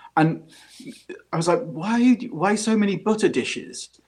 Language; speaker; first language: English; native; English